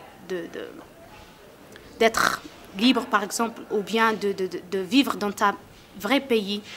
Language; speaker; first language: French; non-native, learner; Arabic